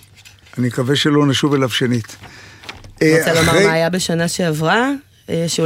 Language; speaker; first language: Hebrew; native; Hebrew